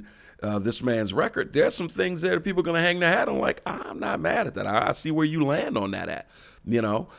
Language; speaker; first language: English; native; English